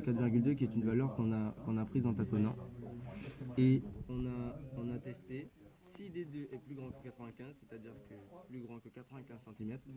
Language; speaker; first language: French; native; French